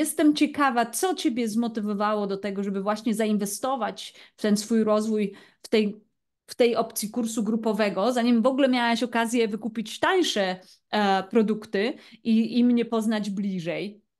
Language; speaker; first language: Polish; native; Polish